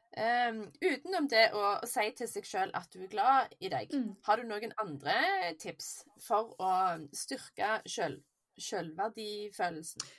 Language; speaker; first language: Norwegian; native; Norwegian